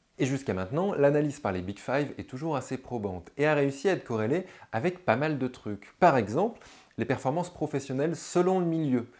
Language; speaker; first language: French; native; French